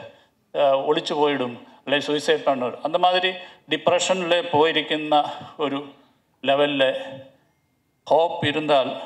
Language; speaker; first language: Tamil; non-native, learner; Malayalam